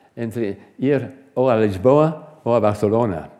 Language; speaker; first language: Spanish; non-native, fluent; English